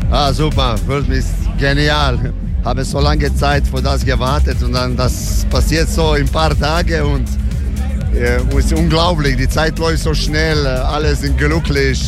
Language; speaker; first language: German; non-native, learner; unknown